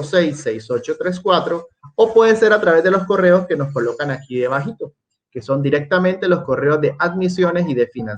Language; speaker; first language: Spanish; native; Spanish